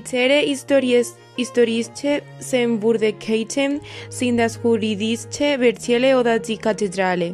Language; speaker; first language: German; non-native, learner; Spanish